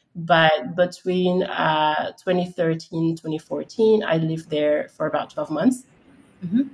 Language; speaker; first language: English; early bilingual, heritage; English